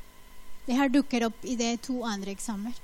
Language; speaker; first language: Norwegian; non-native, fluent; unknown